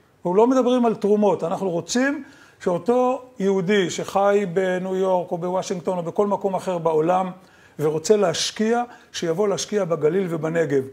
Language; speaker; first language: Hebrew; native; Hebrew